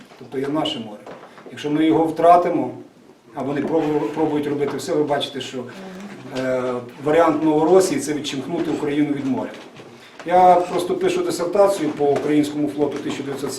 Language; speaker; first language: Ukrainian; native; Ukrainian